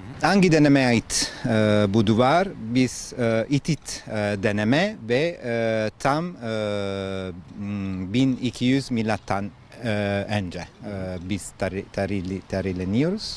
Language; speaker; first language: Turkish; non-native, learner; Italian